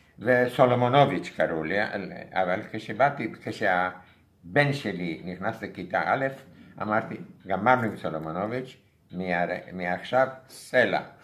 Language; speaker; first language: Hebrew; non-native, fluent; Romanian